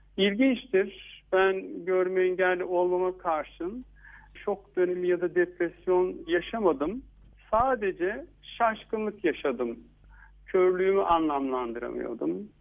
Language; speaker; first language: Turkish; native; Turkish